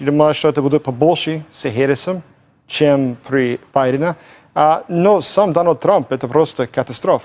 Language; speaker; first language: Russian; non-native, fluent; English